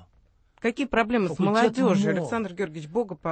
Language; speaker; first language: Russian; native; Russian